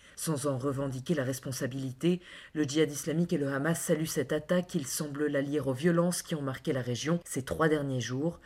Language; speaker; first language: French; native; French